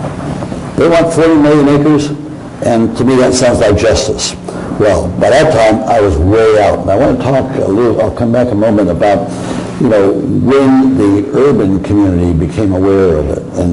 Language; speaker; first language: English; native; English